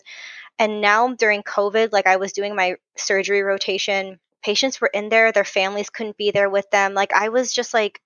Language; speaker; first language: English; native; English